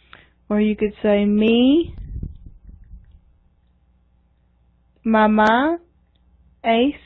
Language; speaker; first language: Spanish; non-native, fluent; English